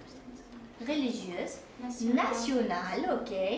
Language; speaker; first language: French; non-native, fluent; Uzbek